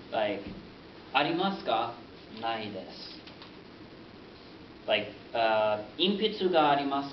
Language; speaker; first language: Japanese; non-native, fluent; English